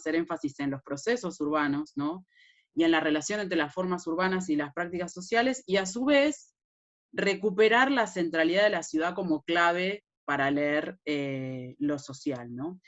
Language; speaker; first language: Spanish; native; Spanish